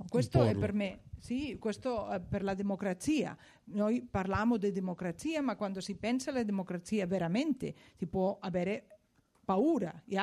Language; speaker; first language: Italian; non-native, fluent; Spanish